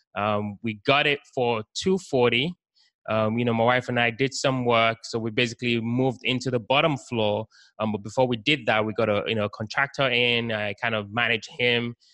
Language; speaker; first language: English; non-native, local second language; Yoruba